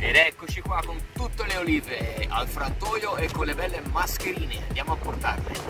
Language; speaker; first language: Italian; native; Italian